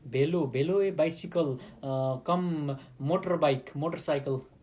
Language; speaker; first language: French; non-native, learner; Nepali